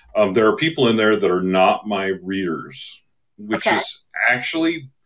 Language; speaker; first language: English; native; English